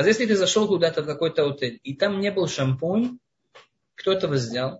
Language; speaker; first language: Russian; non-native, fluent; Hebrew